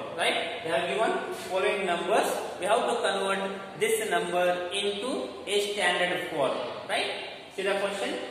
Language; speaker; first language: English; non-native, local second language; Kannada